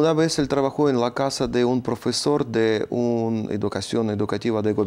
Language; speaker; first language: Spanish; non-native, fluent; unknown